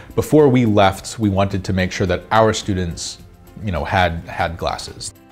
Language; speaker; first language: English; native; English